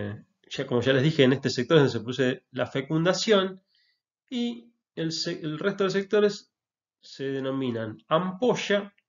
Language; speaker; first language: Spanish; native; Spanish